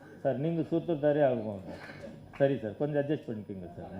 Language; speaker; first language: Tamil; non-native, learner; Kannada